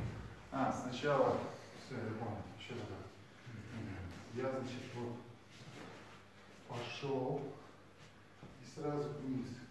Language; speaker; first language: Russian; native; Russian